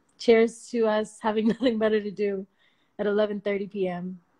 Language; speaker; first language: English; early bilingual, other home language; Spanish